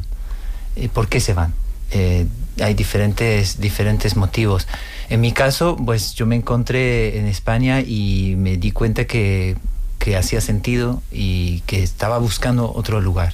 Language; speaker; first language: Spanish; non-native, fluent; French